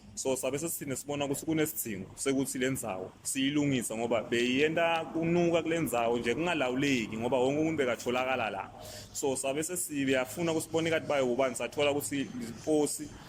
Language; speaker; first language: Zulu; non-native, local second language; Swati